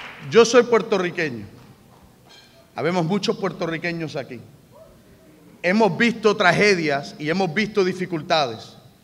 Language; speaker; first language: Spanish; early bilingual, heritage; Spanish